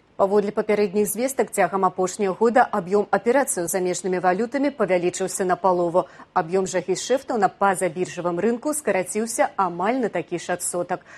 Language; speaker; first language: Belarusian; native; Belarusian